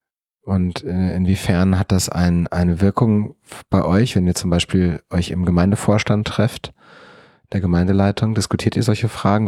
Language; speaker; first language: German; native; German